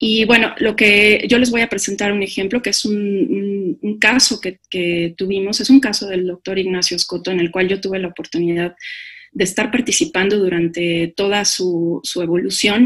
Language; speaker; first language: Spanish; native; Spanish